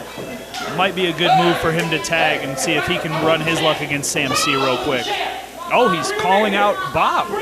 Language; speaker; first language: English; native; English